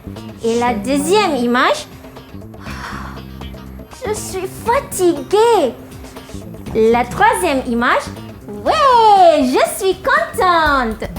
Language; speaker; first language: French; non-native, fluent; Malay